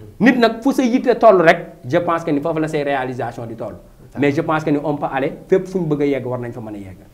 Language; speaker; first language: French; non-native, local second language; Wolof